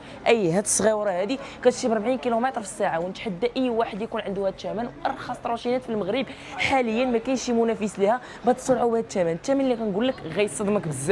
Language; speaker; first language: Arabic; native; Arabic